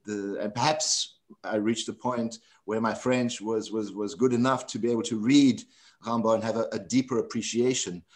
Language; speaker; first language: English; non-native, local second language; Afrikaans